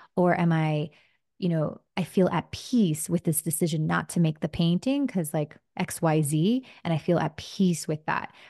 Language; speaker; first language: English; early bilingual, other home language; Spanish